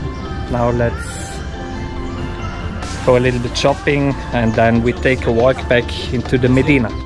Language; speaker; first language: English; non-native, fluent; German